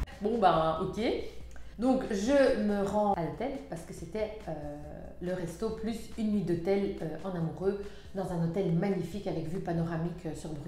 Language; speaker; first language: French; native; French